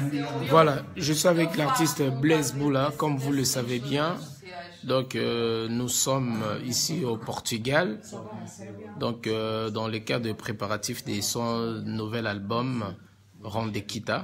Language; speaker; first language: French; non-native, local second language; Lingala